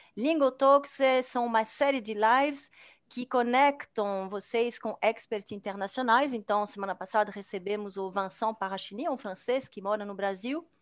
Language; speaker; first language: Portuguese; non-native, fluent; French